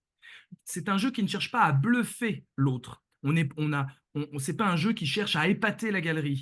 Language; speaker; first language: French; native; French